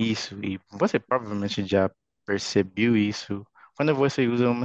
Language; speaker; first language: Portuguese; non-native, fluent; English